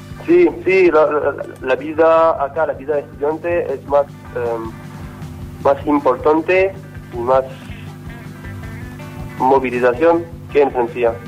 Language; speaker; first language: Spanish; non-native, learner; French